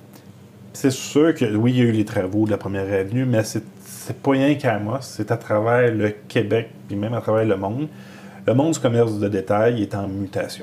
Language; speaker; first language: French; native; French